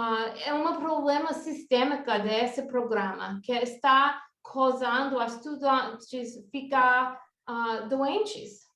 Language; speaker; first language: Portuguese; non-native, fluent; English